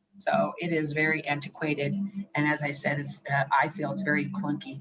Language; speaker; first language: English; native; English